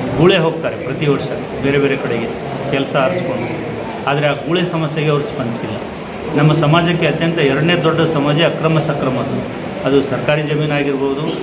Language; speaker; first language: Kannada; non-native, local second language; Lambadi